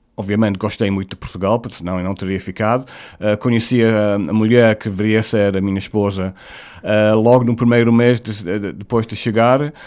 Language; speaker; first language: Portuguese; non-native, fluent; English